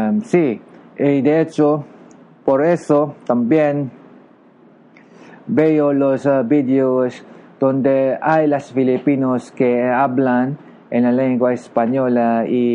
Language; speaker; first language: Spanish; non-native, learner; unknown